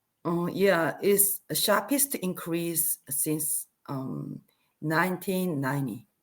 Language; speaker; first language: English; non-native, learner; Korean